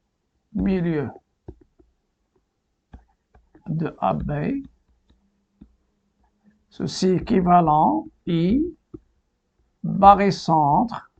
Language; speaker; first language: French; non-native, local second language; Arabic